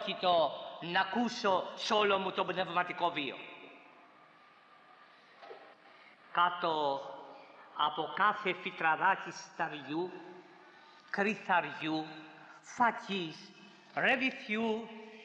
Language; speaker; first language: Greek; native; Greek